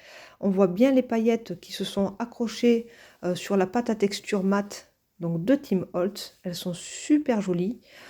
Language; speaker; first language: French; native; French